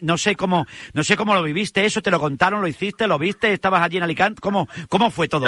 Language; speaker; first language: Spanish; native; Spanish